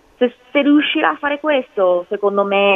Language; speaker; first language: Italian; native; Italian